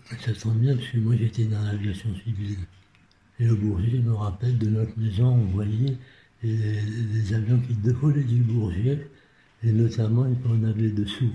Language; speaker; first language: French; non-native, local second language; Arabic